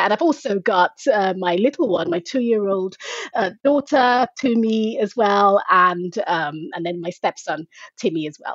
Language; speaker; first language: English; non-native, local second language; Yoruba